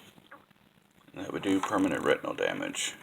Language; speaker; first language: English; native; English